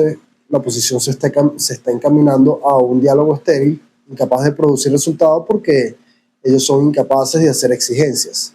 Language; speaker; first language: Spanish; native; Spanish